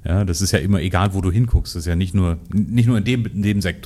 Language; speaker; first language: German; native; German